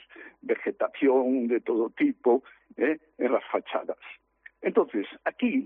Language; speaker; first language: Spanish; native; Spanish